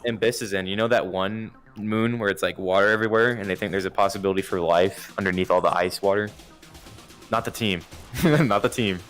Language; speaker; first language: English; native; English